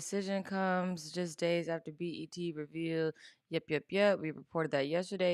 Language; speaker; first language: English; native; English